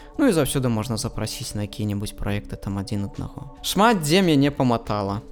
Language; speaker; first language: Belarusian; non-native, local second language; Russian